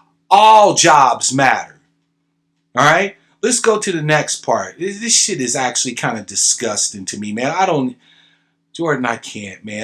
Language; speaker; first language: English; native; English